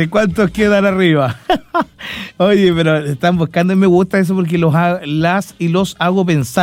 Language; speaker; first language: Spanish; native; Spanish